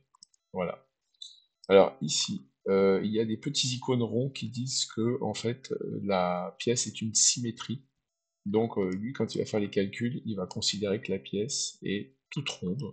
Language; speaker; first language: French; native; French